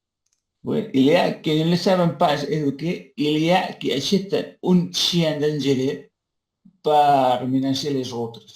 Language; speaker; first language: French; non-native, learner; Spanish